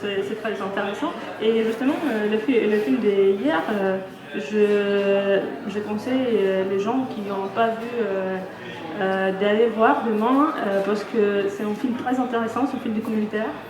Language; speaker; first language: French; non-native, fluent; Russian